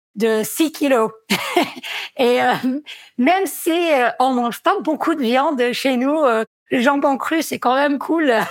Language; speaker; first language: French; non-native, fluent; English